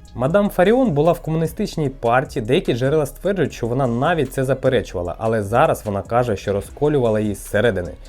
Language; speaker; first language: Ukrainian; non-native, local second language; Russian